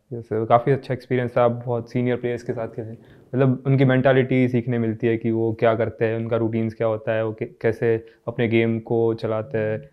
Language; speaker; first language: Hindi; non-native, local second language; Gujarati